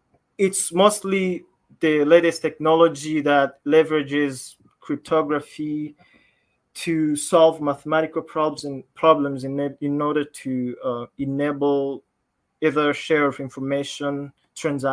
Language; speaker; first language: English; non-native, local second language; Kinyarwanda